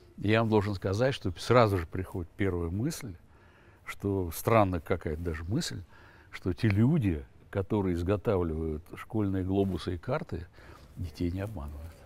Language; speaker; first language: Russian; native; Russian